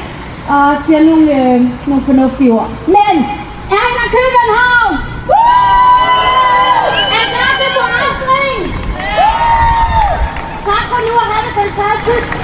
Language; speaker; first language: Danish; native; Danish